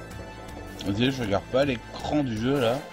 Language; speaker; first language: French; native; French